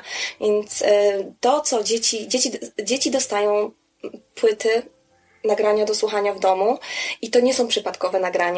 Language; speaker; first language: Polish; native; Polish